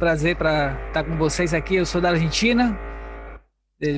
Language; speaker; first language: Portuguese; non-native, learner; Spanish